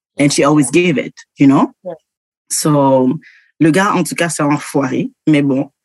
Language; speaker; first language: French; native; French